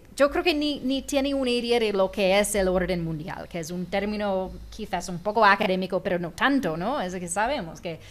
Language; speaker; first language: Spanish; non-native, fluent; English